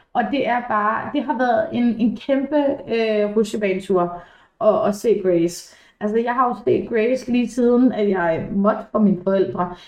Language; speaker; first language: Danish; early bilingual, other home language; English